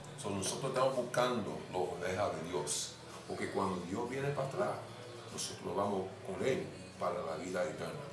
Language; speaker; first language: Spanish; non-native, fluent; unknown